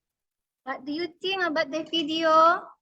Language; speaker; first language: English; non-native, learner; Indonesian